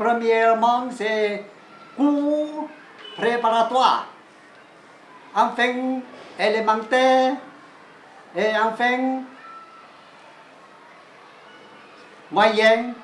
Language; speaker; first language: French; non-native, learner; Chinese